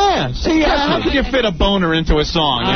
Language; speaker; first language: English; native; English